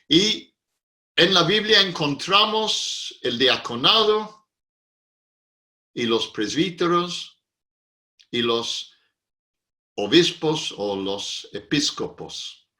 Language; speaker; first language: Spanish; non-native, fluent; English